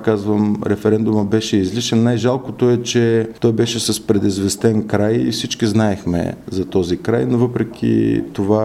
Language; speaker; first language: Bulgarian; native; Bulgarian